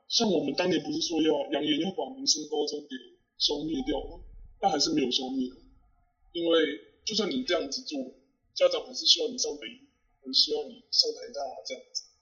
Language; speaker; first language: Chinese; native; Chinese